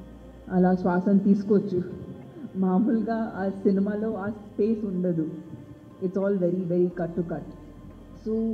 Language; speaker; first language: Telugu; non-native, fluent; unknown